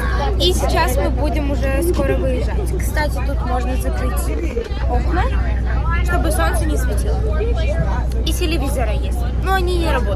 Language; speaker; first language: Russian; early bilingual, heritage; Russian